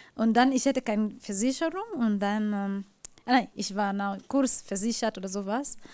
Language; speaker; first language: German; non-native, learner; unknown